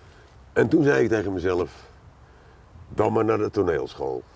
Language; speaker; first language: Dutch; native; Dutch